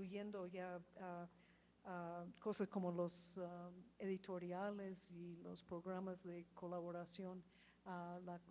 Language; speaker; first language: Spanish; non-native, fluent; English